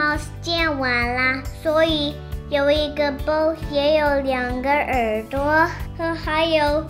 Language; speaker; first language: Chinese; early bilingual, other home language; English